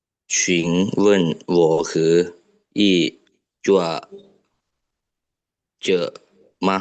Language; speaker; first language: Chinese; non-native, learner; Lao